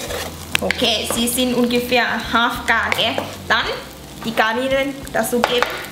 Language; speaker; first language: German; non-native, learner; Thai